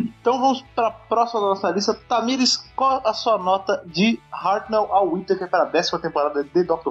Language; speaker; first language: Portuguese; native; Portuguese